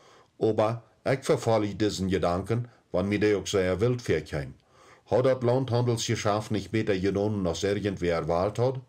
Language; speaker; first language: German; early bilingual, heritage; Plautdietsch